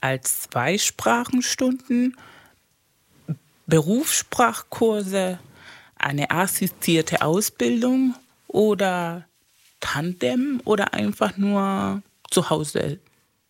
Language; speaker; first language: German; non-native, fluent; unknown